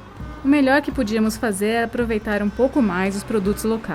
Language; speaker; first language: Portuguese; native; Portuguese